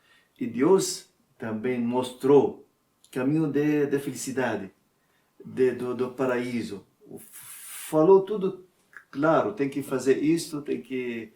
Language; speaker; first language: Portuguese; non-native, learner; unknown